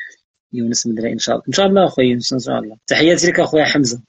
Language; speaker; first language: Arabic; native; Arabic